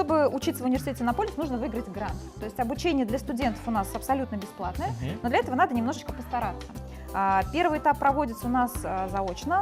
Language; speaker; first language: Russian; native; Russian